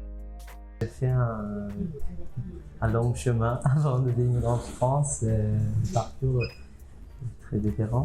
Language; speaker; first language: French; non-native, fluent; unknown